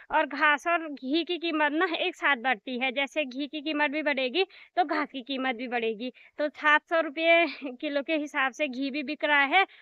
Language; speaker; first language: Hindi; native; Hindi